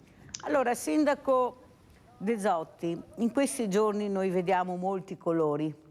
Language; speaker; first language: Italian; native; Italian